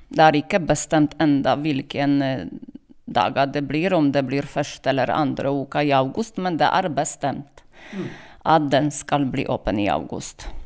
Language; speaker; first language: Norwegian; non-native, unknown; Polish